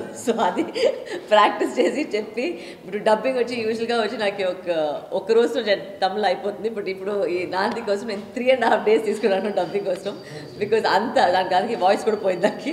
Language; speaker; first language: Telugu; non-native, local second language; Tamil